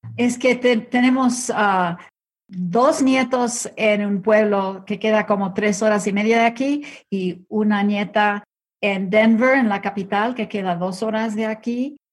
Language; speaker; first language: Spanish; early bilingual, other home language; English